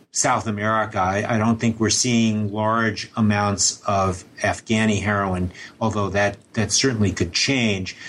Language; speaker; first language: English; native; English